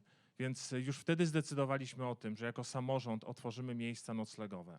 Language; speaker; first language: Polish; native; Polish